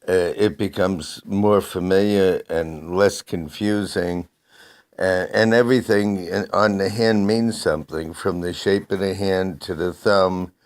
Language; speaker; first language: English; native; English